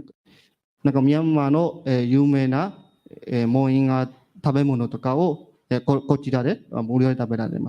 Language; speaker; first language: Japanese; non-native, learner; Burmese